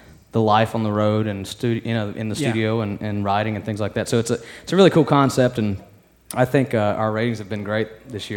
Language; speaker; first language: English; native; English